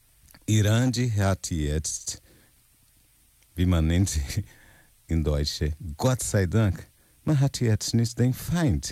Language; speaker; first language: German; non-native, learner; Portuguese